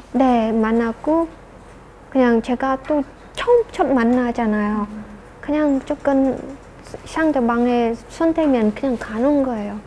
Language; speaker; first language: Korean; non-native, learner; Khmer